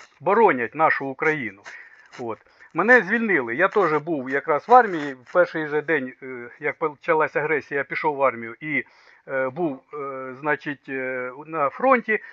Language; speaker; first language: Ukrainian; non-native, local second language; Russian